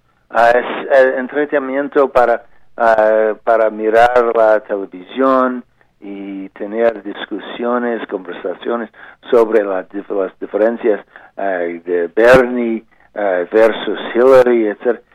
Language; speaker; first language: Spanish; non-native, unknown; English